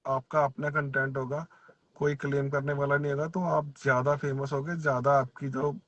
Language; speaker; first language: Hindi; non-native, local second language; Punjabi